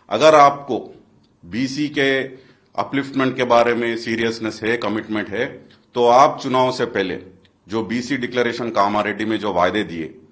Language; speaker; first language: Hindi; non-native, local second language; Telugu